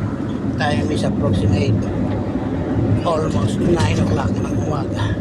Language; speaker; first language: English; non-native, local second language; Filipino